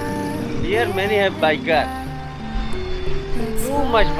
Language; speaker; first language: English; non-native, learner; Hindi